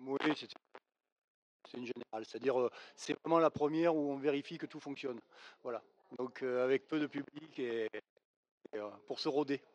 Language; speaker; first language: French; native; French